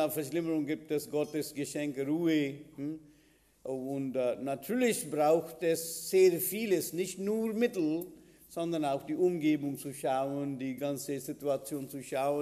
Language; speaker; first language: German; non-native, fluent; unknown